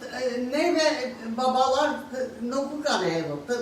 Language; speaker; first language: Albanian; early bilingual, heritage; Albanian